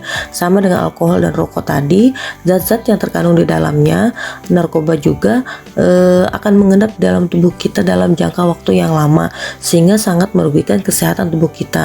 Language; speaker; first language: Indonesian; native; Indonesian